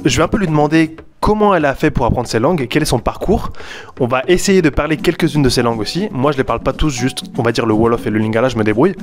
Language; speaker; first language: French; native; French